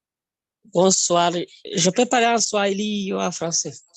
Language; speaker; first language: French; non-native, local second language; Swahili